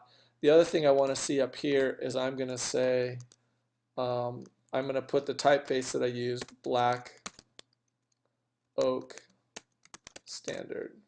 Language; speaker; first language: English; native; English